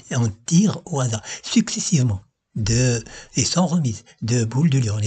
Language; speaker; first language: French; non-native, local second language; Arabic